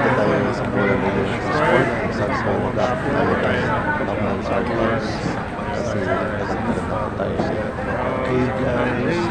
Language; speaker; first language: Filipino; non-native, local second language; Bikol